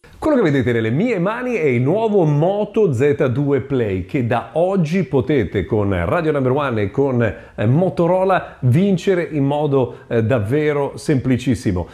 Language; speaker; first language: Italian; native; Italian